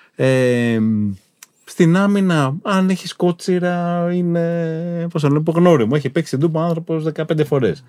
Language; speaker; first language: Greek; native; Greek